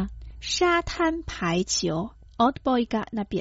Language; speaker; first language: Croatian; non-native, fluent; Chinese